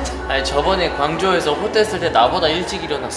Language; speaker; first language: Korean; native; Korean